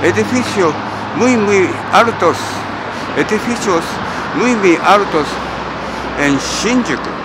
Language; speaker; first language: Spanish; non-native, learner; Japanese